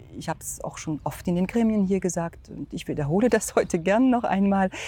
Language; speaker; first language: German; non-native, fluent; French